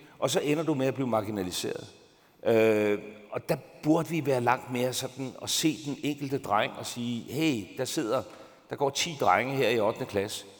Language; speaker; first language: Danish; native; Danish